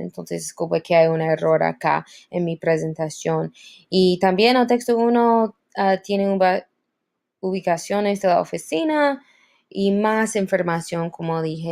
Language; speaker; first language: Spanish; non-native, learner; English